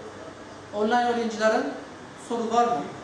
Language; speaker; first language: Turkish; non-native, learner; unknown